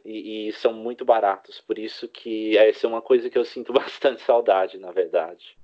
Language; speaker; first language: Portuguese; early bilingual, heritage; Portuguese